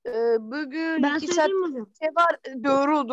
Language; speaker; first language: Turkish; non-native, learner; Persian